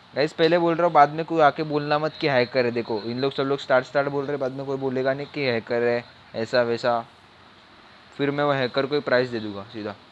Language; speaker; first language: Hindi; non-native, local second language; Marathi